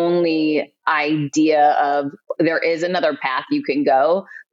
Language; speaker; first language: English; native; English